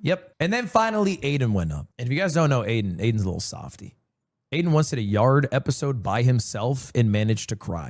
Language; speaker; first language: English; native; English